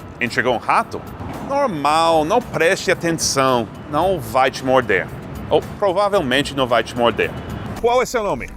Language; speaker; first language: Portuguese; non-native, fluent; English